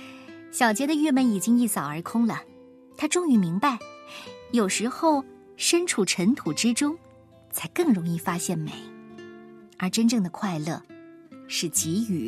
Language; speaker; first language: Chinese; native; Chinese